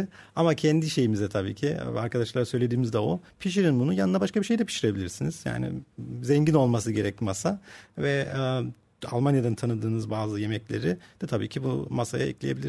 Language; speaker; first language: Turkish; early bilingual, heritage; Turkish